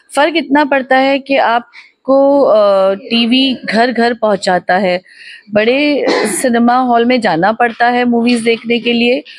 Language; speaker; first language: Hindi; non-native, local second language; Gujarati